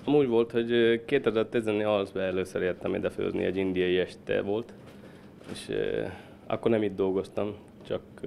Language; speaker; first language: Hungarian; non-native, learner; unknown